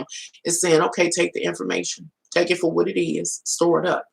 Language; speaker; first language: English; native; English